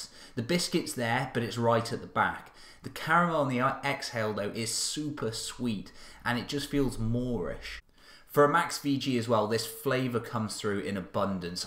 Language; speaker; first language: English; native; English